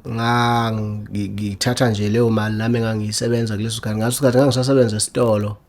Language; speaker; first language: Zulu; native; Zulu